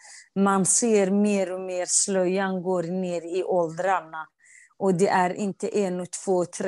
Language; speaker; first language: Swedish; non-native, fluent; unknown